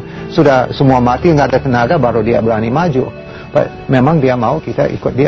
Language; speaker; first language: Indonesian; non-native, learner; English